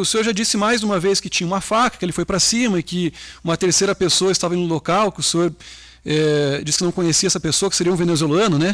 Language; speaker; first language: Portuguese; native; Portuguese